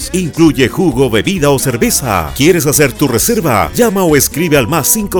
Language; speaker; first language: Spanish; native; Spanish